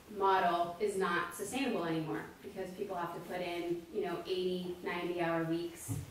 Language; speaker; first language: English; native; English